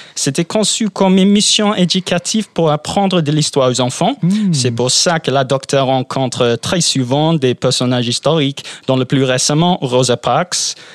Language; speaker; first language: French; non-native, fluent; English